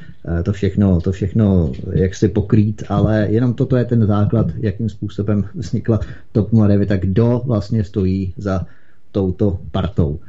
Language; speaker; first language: Czech; native; Czech